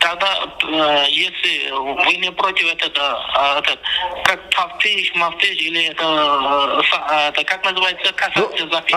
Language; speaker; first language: Russian; non-native, learner; Turkmen